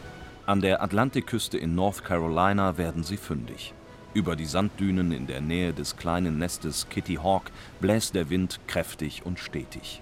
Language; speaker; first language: German; native; German